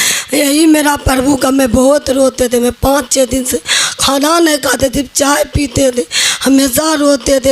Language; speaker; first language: Hindi; non-native, local second language; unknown